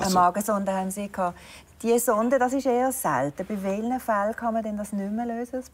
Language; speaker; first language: German; native; German